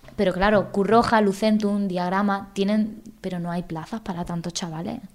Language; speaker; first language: Spanish; native; Spanish